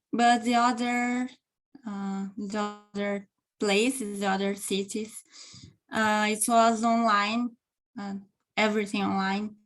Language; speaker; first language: English; non-native, local second language; Portuguese